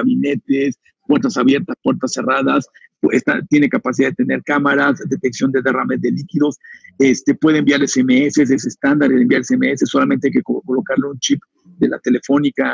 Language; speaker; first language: Spanish; native; Spanish